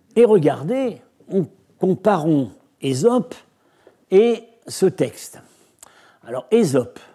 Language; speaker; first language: French; native; French